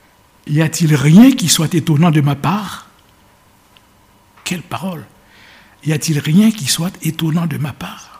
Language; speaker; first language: French; native; French